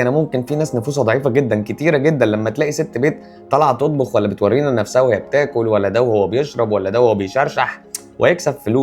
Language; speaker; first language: Arabic; native; Arabic